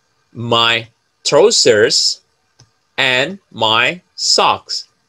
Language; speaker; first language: English; non-native, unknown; Indonesian